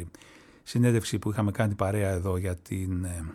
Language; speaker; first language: Greek; native; Greek